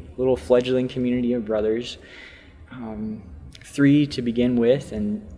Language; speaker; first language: English; native; English